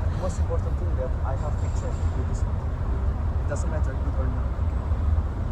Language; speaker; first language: English; non-native, learner; Indonesian